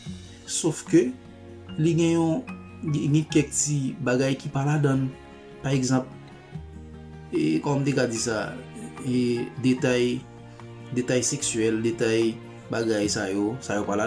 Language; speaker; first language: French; non-native, local second language; Haitian Creole